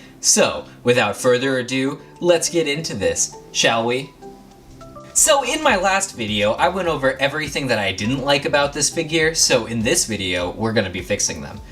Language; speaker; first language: English; native; English